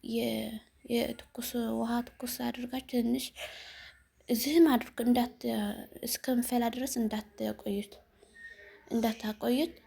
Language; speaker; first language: Amharic; non-native, local second language; Tigrinya